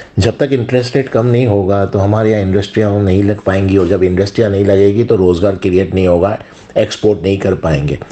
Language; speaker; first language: Urdu; non-native, local second language; Sindhi